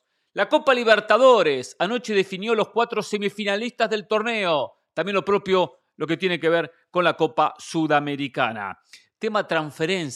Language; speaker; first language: Spanish; native; Spanish